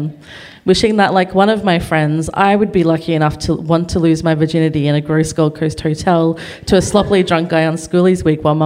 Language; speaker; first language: English; native; English